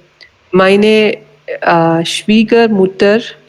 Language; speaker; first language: German; non-native, learner; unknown